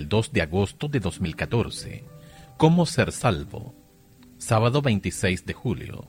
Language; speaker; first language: Spanish; native; Spanish